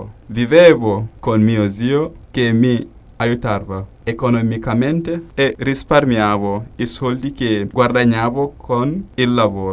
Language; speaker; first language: Italian; non-native, learner; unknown